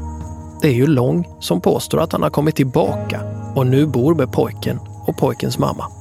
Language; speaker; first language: Swedish; native; Swedish